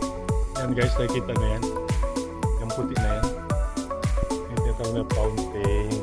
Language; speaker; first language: Filipino; non-native, local second language; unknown